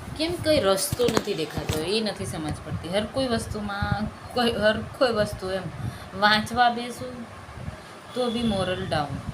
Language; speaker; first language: Gujarati; native; Gujarati